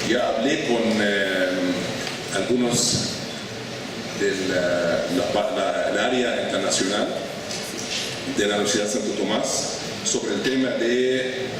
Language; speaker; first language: Spanish; non-native, fluent; Arabic